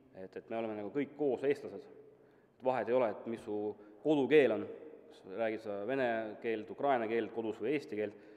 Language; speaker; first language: Estonian; non-native, local second language; Russian